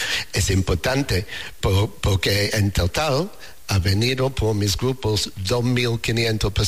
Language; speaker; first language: Spanish; non-native, learner; English